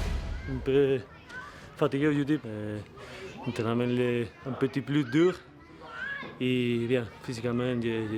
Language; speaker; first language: French; non-native, learner; Spanish